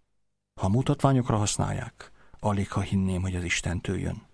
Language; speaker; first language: Hungarian; native; Hungarian